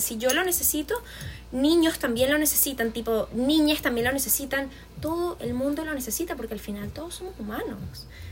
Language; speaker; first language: Spanish; native; Spanish